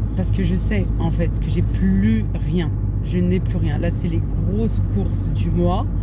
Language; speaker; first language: French; native; French